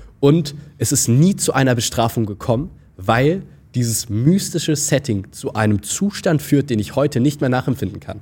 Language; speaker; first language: German; native; German